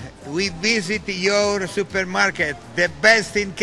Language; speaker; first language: English; non-native, learner; Italian